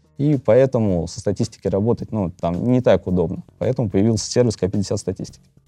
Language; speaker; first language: Russian; native; Russian